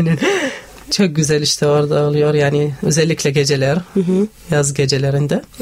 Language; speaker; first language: Turkish; non-native, learner; Arabic